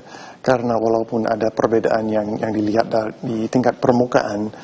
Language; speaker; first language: Indonesian; non-native, fluent; English